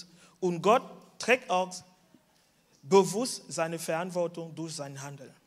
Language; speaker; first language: German; non-native, fluent; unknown